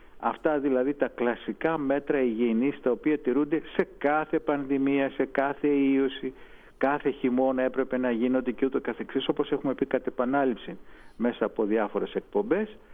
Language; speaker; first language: Greek; native; Greek